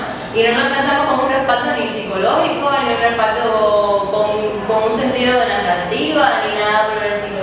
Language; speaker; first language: Spanish; native; Spanish